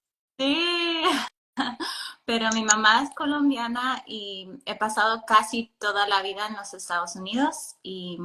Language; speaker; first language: Spanish; non-native, fluent; English